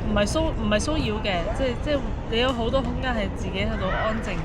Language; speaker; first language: Cantonese; native; Cantonese